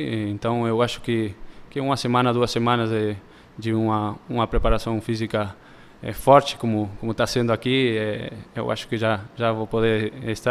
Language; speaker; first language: Portuguese; early bilingual, heritage; Spanish